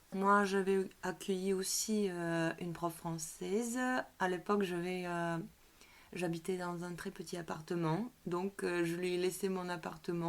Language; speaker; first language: French; non-native, fluent; Bulgarian